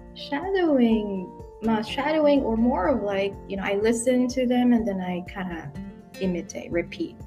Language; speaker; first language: English; non-native, local second language; Filipino